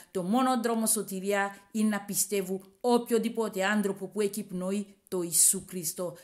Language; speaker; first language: Greek; non-native, learner; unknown